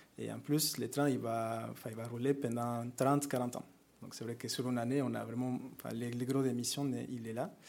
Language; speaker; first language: French; non-native, fluent; Spanish